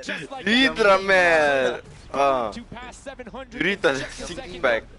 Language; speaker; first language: Swedish; early bilingual, other home language; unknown